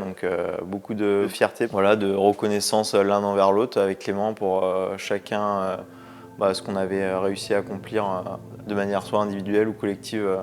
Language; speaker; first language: French; native; French